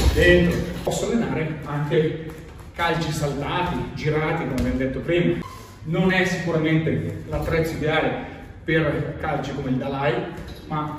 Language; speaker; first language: Italian; native; Italian